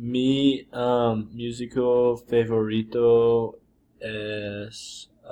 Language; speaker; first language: Spanish; non-native, learner; English